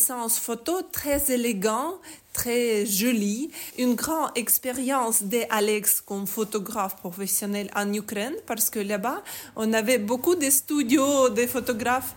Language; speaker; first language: French; non-native, learner; Ukrainian